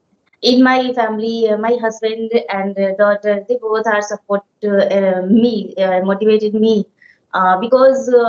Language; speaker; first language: English; non-native, learner; Hindi